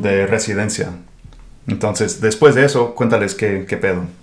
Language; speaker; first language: Spanish; non-native, fluent; English